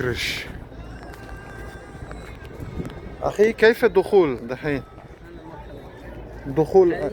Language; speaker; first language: Arabic; non-native, learner; Uzbek